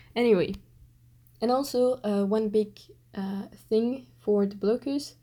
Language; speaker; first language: English; non-native, fluent; French